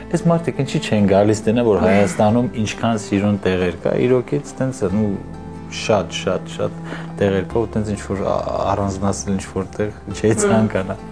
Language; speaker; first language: Armenian; native; Armenian